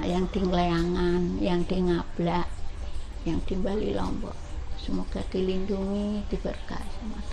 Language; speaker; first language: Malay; non-native, local second language; Javanese